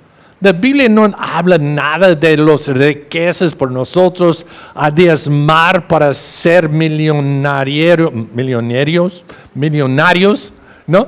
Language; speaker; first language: Spanish; non-native, fluent; English